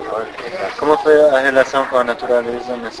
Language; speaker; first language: Spanish; non-native, fluent; English